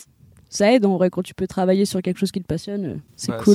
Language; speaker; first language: French; native; French